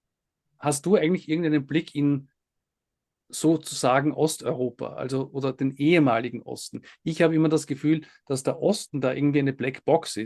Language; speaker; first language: German; native; German